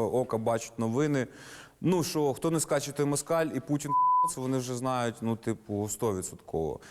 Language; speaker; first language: Ukrainian; native; Ukrainian